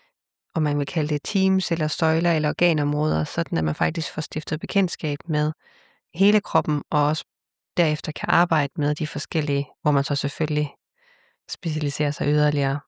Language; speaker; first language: Danish; native; Danish